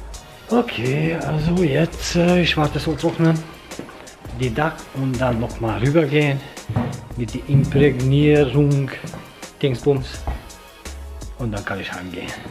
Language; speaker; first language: German; non-native, fluent; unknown